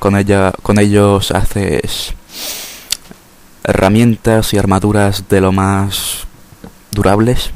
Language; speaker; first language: Spanish; native; Spanish